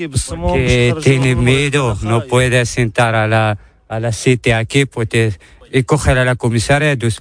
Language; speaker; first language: Spanish; non-native, learner; Arabic